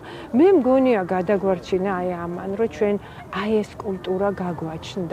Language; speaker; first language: Georgian; native; Georgian